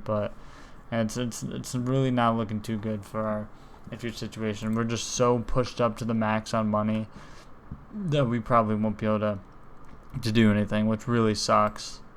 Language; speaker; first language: English; native; English